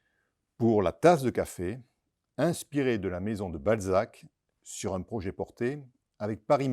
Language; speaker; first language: French; native; French